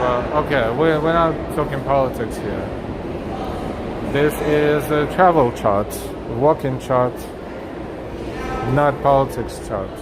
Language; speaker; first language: English; non-native, fluent; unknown